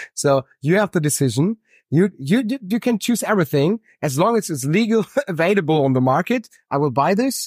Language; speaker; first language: English; non-native, fluent; German